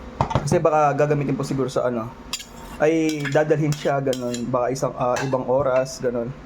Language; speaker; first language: Filipino; native; Filipino